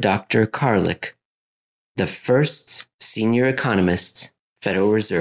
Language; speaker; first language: English; native; English